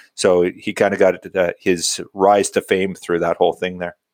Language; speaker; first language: English; native; English